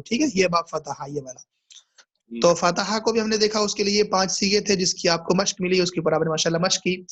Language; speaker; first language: Urdu; native; Urdu